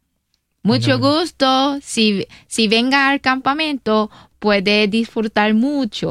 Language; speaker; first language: Spanish; non-native, learner; Korean